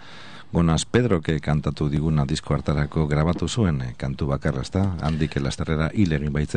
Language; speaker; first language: Basque; native; Basque